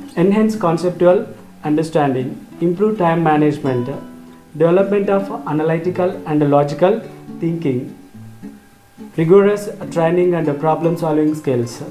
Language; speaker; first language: English; non-native, local second language; Telugu